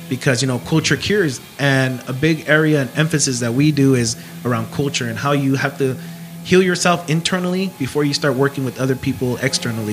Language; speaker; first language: English; native; English